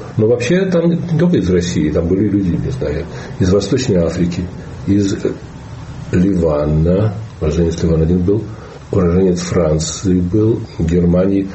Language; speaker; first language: Russian; native; Russian